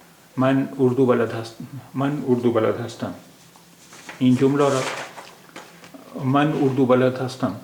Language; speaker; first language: Persian; non-native, fluent; Urdu